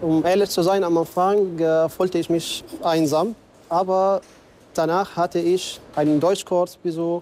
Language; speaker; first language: German; non-native, learner; Arabic